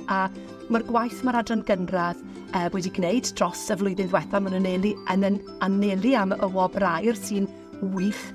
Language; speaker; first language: Welsh; native; Welsh